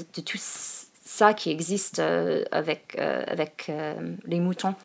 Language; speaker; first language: French; non-native, learner; English